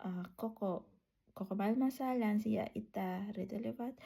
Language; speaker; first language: Finnish; non-native, learner; Filipino